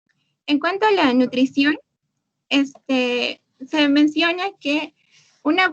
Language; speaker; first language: Spanish; native; Spanish